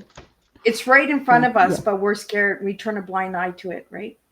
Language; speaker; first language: English; native; English